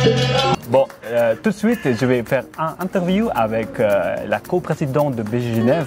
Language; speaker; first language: French; non-native, fluent; Indonesian